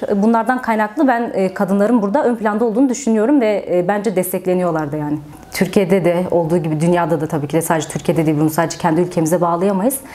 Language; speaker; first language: Turkish; native; Turkish